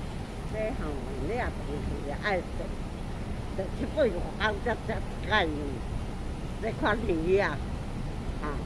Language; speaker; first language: Chinese; native; Chinese